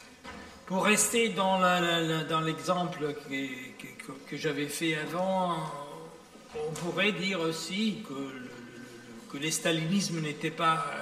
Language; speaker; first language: French; non-native, fluent; Italian